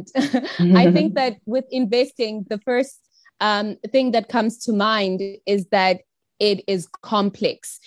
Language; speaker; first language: English; non-native, local second language; Tsonga